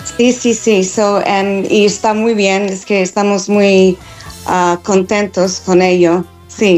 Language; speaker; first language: Spanish; non-native, fluent; English